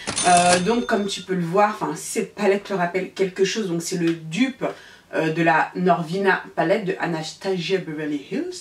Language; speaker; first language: French; native; French